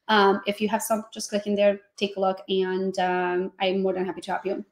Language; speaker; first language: English; non-native, fluent; Hungarian